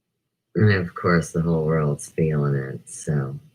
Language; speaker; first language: English; native; English